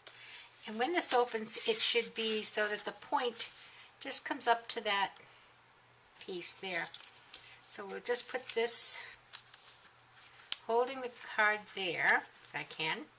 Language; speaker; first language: English; native; English